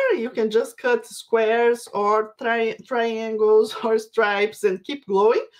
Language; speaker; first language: English; non-native, fluent; Portuguese